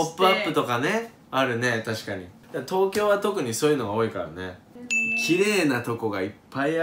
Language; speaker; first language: Japanese; native; Japanese